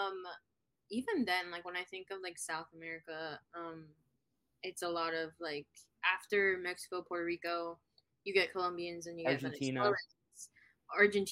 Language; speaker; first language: English; native; English